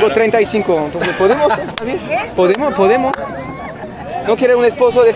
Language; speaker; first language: Spanish; non-native, learner; French